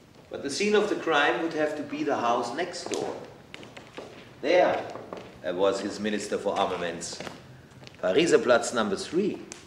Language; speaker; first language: English; non-native, fluent; German